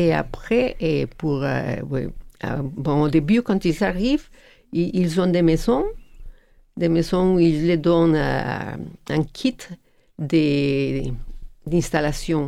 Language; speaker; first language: French; non-native, learner; Spanish